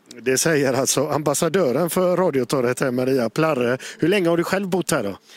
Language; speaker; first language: Swedish; native; Swedish